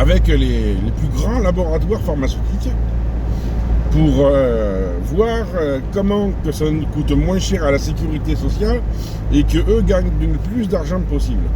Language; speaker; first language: French; native; French